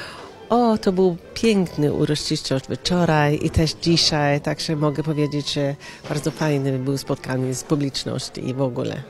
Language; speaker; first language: Polish; non-native, fluent; Norwegian